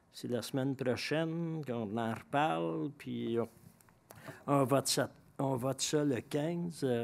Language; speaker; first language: French; native; French